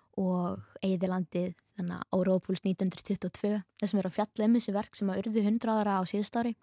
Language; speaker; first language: Icelandic; native; Icelandic